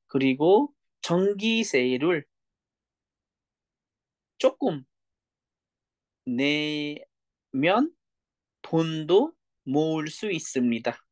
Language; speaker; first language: Korean; non-native, fluent; Nepali